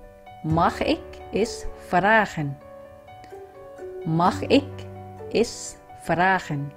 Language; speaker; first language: Dutch; non-native, learner; Vietnamese